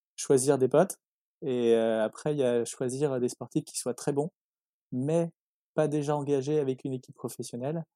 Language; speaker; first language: French; native; French